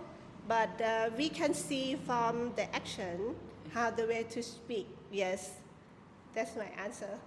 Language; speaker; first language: English; non-native, learner; Thai